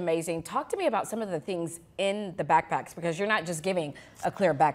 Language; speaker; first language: English; native; English